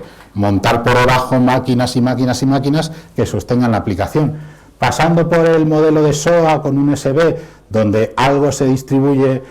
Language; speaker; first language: Spanish; native; Spanish